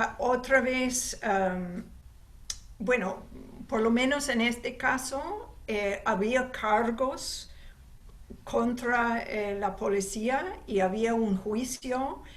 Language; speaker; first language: Spanish; non-native, fluent; English